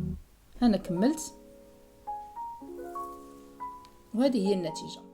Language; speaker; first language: Arabic; native; Arabic